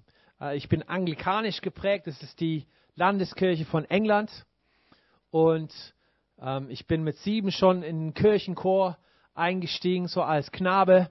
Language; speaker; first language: German; non-native, fluent; English